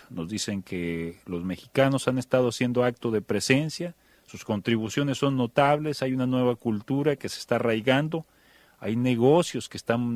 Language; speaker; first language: Spanish; native; Spanish